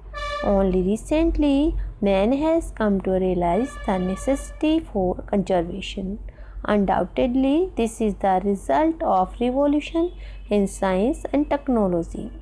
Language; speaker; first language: English; non-native, local second language; Hindi